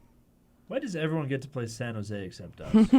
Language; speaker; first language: English; native; English